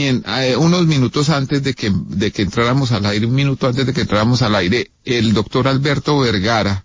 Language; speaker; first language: Spanish; native; Spanish